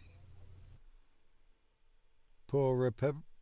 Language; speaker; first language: Italian; non-native, learner; English